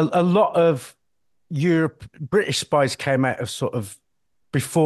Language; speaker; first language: English; native; English